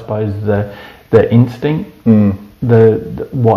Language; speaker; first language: English; native; English